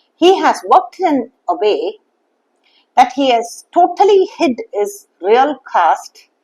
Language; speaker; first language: English; non-native, local second language; Tamil